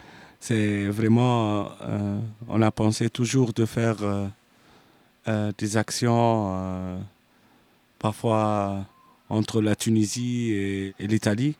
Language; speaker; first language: French; non-native, local second language; Arabic